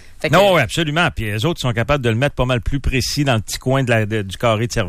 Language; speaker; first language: French; native; French